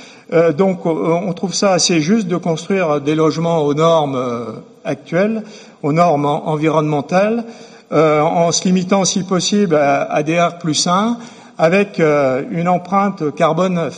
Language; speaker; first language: French; native; French